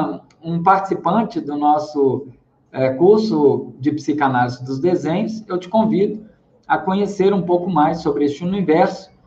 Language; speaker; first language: Portuguese; native; Portuguese